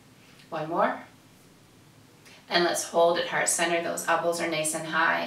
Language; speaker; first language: English; native; English